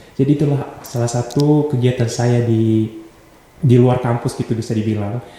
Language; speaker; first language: Indonesian; non-native, local second language; Nias